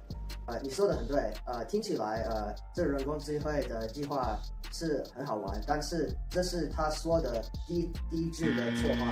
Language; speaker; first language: Chinese; non-native, learner; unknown